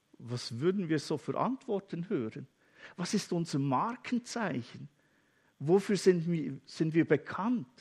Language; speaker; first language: German; native; German